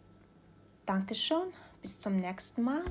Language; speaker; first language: German; non-native, learner; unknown